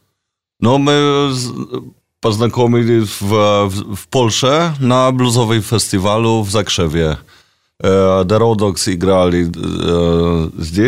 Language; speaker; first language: Russian; non-native, learner; Polish